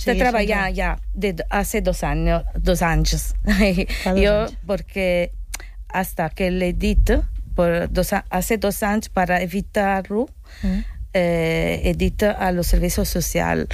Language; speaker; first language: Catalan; non-native, learner; Italian